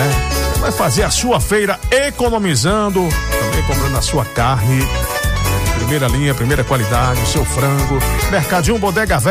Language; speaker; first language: Portuguese; native; Portuguese